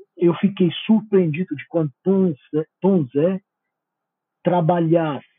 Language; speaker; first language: Portuguese; non-native, fluent; Italian